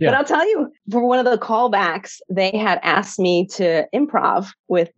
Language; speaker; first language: English; early bilingual, other home language; Polish